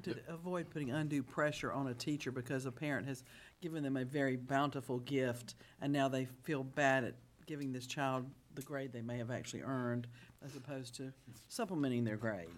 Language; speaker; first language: English; native; English